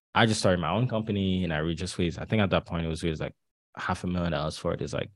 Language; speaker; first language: English; early bilingual, other home language; Haitian Creole